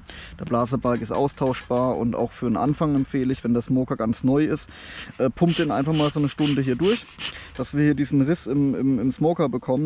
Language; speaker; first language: German; native; German